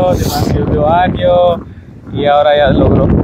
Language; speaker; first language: Spanish; non-native, learner; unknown